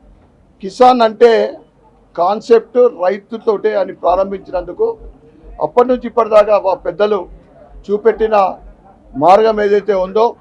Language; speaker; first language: Telugu; native; Telugu